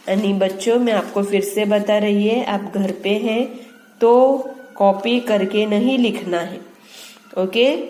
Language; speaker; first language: Hindi; non-native, local second language; Marathi